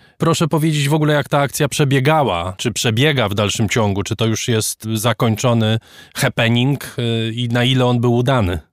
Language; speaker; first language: Polish; native; Polish